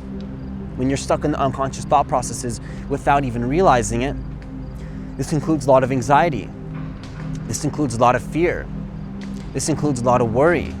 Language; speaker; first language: English; native; English